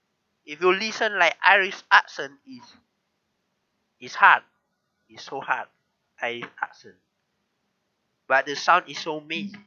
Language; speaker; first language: English; non-native, learner; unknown